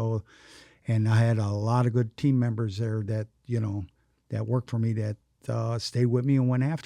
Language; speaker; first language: English; native; English